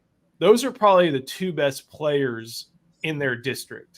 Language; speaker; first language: English; native; English